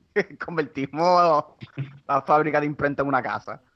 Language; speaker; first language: Spanish; non-native, local second language; English